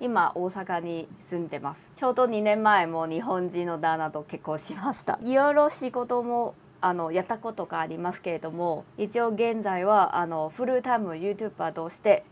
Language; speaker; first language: Japanese; non-native, fluent; Cantonese